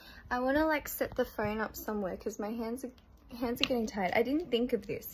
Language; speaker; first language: English; early bilingual, other home language; Korean